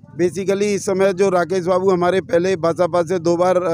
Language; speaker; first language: Hindi; native; Hindi